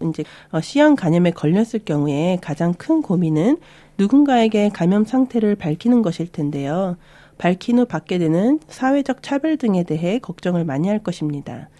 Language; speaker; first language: Korean; early bilingual, other home language; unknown